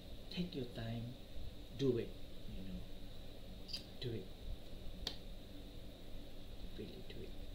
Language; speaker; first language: English; non-native, local second language; Malay